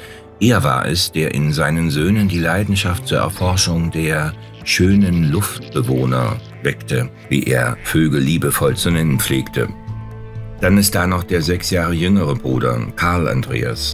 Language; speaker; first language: German; native; German